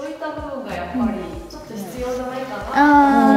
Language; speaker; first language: Japanese; native; Japanese